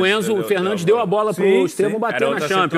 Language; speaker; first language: Portuguese; native; Portuguese